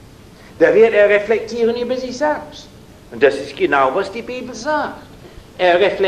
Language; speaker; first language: German; non-native, fluent; English